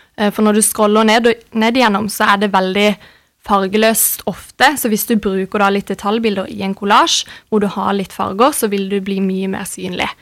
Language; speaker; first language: Norwegian; native; Norwegian